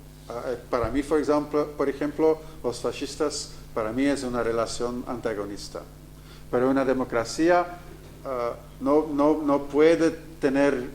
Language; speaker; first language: Spanish; non-native, fluent; Dutch